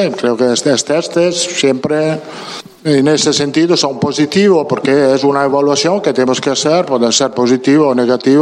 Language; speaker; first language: Spanish; non-native, fluent; Italian